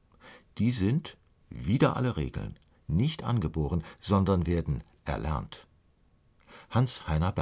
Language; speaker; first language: German; native; German